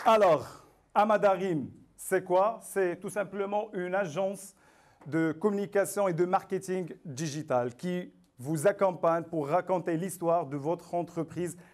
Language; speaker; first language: French; non-native, local second language; Arabic